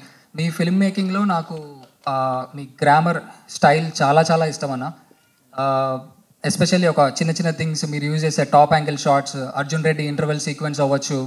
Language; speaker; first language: Telugu; native; Telugu